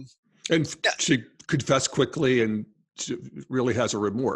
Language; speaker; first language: English; native; English